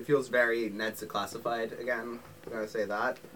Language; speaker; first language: English; native; English